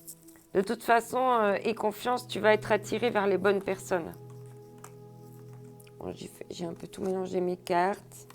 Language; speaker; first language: French; native; French